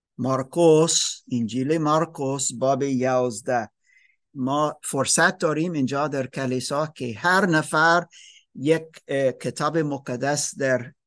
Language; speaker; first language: Persian; non-native, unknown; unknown